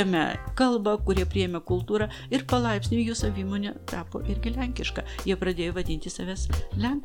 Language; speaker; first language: Lithuanian; non-native, local second language; Polish